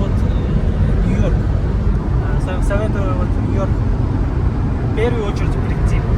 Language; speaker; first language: Russian; non-native, learner; Uzbek